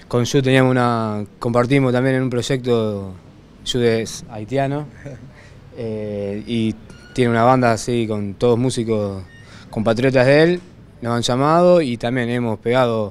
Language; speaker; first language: Spanish; native; Spanish